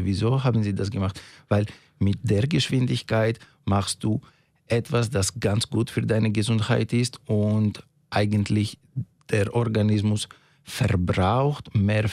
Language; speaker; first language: German; non-native, fluent; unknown